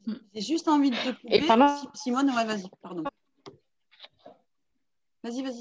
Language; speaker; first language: French; native; French